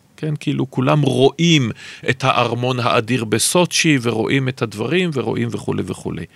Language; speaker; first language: Hebrew; native; Hebrew